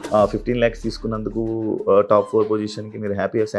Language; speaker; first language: Telugu; native; Telugu